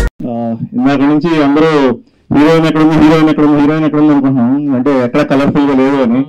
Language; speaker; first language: Telugu; native; Telugu